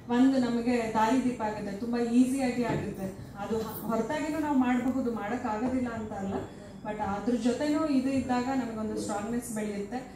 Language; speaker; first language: Kannada; non-native, local second language; Lambadi